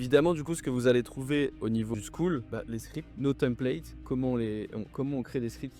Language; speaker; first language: French; native; French